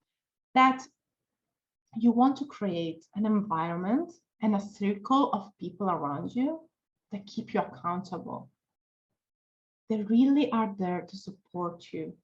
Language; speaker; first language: English; non-native, fluent; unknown